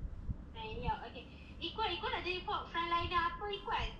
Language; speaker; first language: Chinese; non-native, learner; Malay